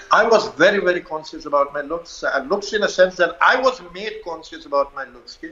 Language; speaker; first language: English; non-native, local second language; Nepali